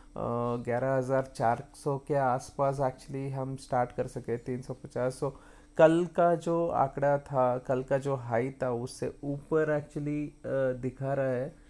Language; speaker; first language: Hindi; non-native, local second language; Kannada